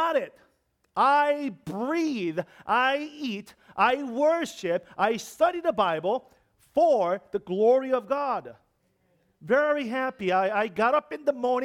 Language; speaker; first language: English; non-native, learner; Korean